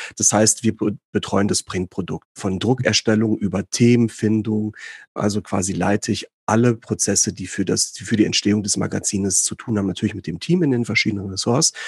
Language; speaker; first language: German; early bilingual, other home language; Greek